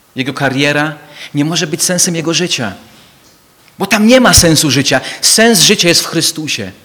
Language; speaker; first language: Polish; non-native, fluent; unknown